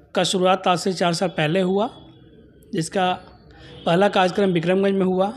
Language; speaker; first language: Hindi; native; Hindi